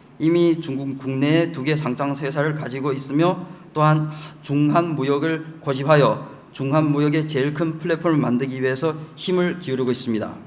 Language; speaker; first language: Korean; early bilingual, heritage; Chinese